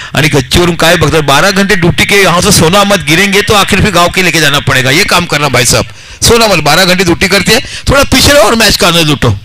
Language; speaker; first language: Hindi; non-native, local second language; Marathi